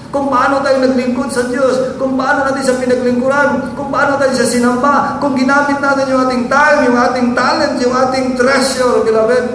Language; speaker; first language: Filipino; non-native, local second language; Hiligaynon